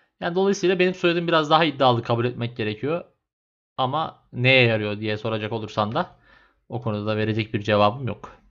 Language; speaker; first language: Turkish; native; Turkish